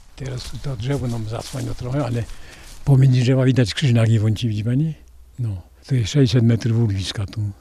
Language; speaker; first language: Polish; native; Polish